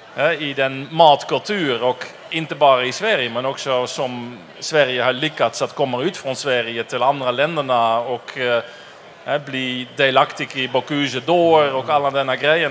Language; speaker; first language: Swedish; non-native, fluent; Dutch